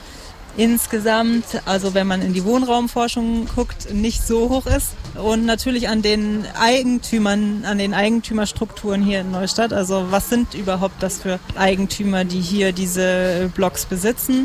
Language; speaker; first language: German; native; German